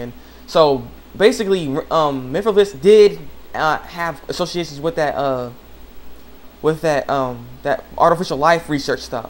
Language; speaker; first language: English; native; English